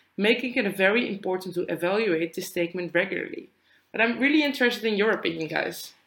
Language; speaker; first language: English; non-native, fluent; Dutch